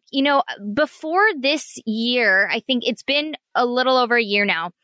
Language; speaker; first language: English; native; English